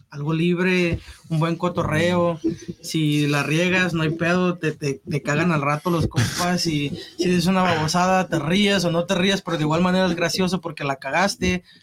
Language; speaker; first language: Spanish; early bilingual, heritage; Spanish